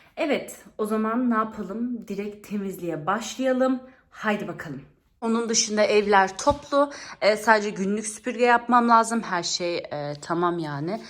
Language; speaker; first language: Turkish; early bilingual, heritage; Turkish